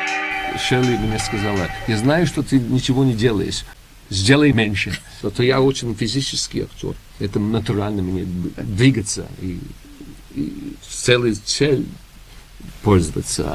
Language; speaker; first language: Russian; early bilingual, heritage; Russian